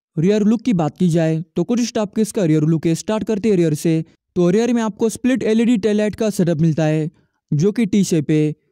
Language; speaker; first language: Hindi; native; Hindi